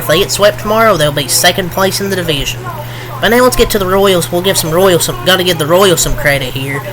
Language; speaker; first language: English; native; English